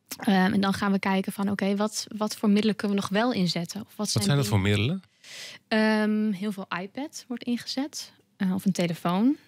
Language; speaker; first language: Dutch; native; Dutch